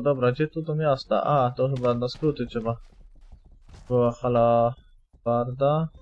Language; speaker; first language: Polish; native; Polish